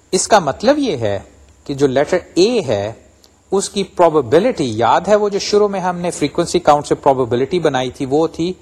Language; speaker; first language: Urdu; native; Urdu